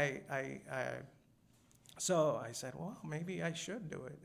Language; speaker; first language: English; non-native, fluent; Spanish